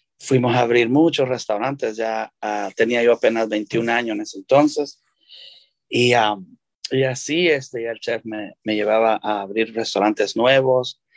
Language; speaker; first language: Spanish; native; Spanish